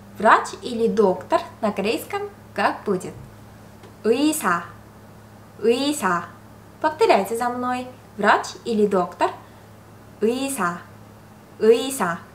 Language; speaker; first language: Russian; non-native, fluent; Korean